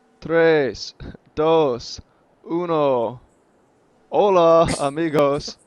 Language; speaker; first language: Spanish; non-native, learner; English